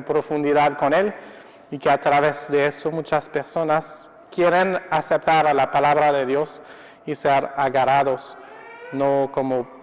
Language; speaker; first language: Spanish; non-native, fluent; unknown